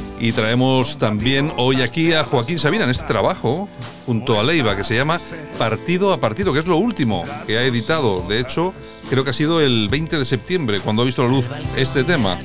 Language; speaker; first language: Spanish; native; Spanish